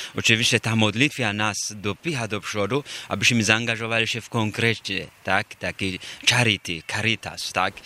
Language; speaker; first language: Polish; non-native, fluent; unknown